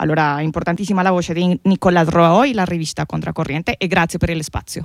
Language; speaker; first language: Italian; non-native, fluent; Spanish